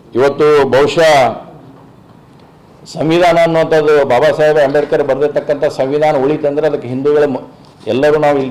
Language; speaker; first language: Kannada; native; Kannada